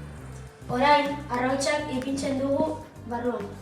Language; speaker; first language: Basque; non-native, local second language; Spanish